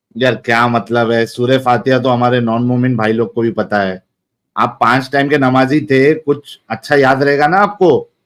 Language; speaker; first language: Hindi; native; Hindi